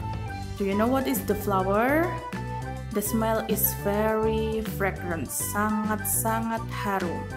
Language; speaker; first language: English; non-native, learner; Indonesian